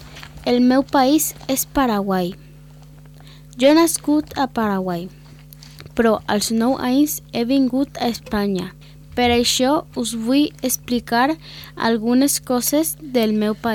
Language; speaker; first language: Catalan; early bilingual, other home language; Spanish